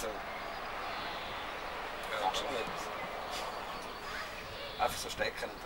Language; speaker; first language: German; native; German